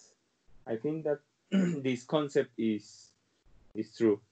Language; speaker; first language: English; non-native, learner; Spanish